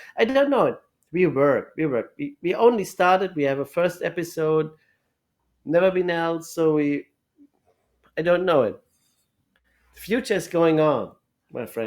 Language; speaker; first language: English; non-native, learner; German